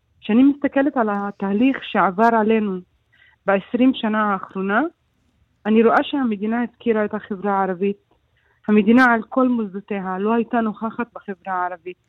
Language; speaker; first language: Hebrew; non-native, local second language; Arabic